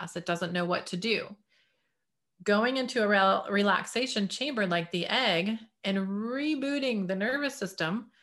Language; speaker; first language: English; native; English